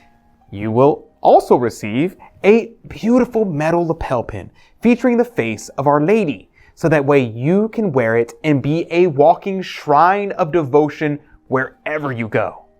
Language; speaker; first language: English; native; English